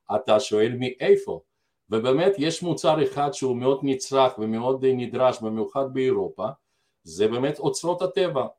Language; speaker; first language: Hebrew; non-native, fluent; Russian